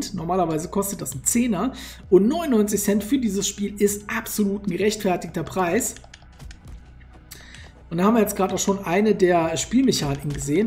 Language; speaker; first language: German; native; German